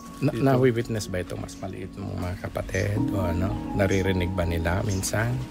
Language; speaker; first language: Filipino; non-native, local second language; Iloko